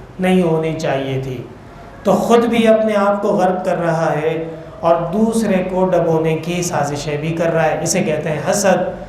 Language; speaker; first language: Urdu; non-native, local second language; Pashto